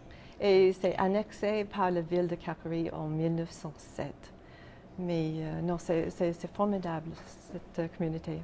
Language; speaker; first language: French; non-native, local second language; English